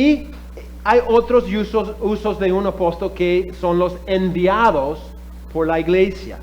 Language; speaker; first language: Spanish; non-native, fluent; English